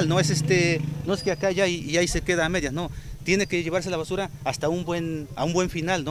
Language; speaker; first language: Spanish; native; Spanish